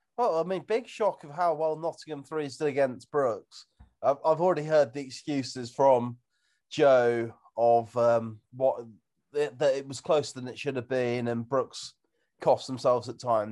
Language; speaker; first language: English; native; English